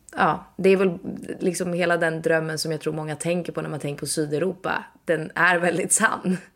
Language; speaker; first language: Swedish; native; Swedish